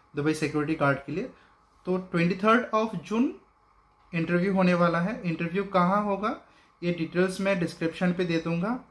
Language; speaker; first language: Hindi; non-native, local second language; Bangla